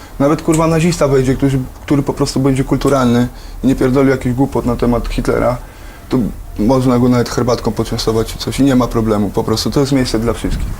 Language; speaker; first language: Polish; native; Polish